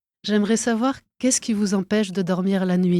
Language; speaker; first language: French; native; French